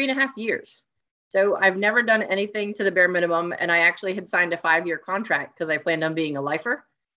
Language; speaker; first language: English; native; English